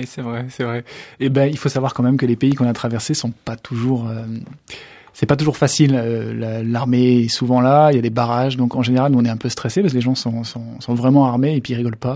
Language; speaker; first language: French; native; French